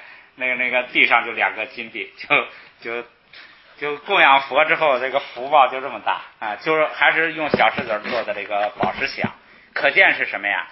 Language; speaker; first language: Chinese; native; Chinese